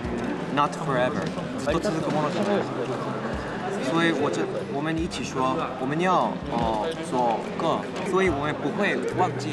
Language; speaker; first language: Chinese; non-native, learner; Japanese